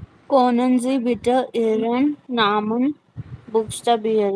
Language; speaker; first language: German; non-native, learner; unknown